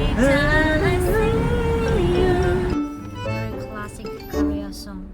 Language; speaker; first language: English; non-native, learner; Chinese